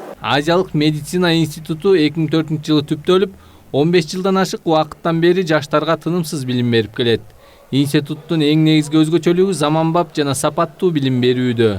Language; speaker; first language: Kyrgyz; native; Kyrgyz